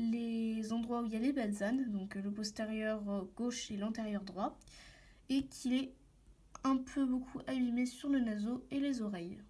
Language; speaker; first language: French; native; French